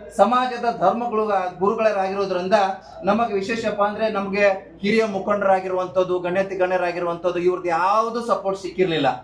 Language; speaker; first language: Kannada; non-native, local second language; Lambadi